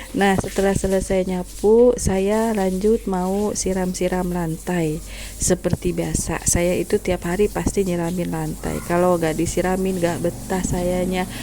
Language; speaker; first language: Indonesian; non-native, local second language; Sundanese